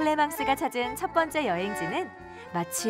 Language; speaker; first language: Korean; native; Korean